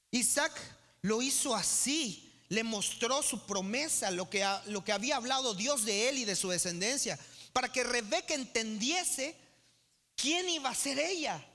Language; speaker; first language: Spanish; native; Spanish